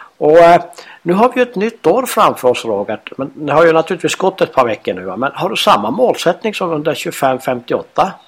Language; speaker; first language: Swedish; native; Swedish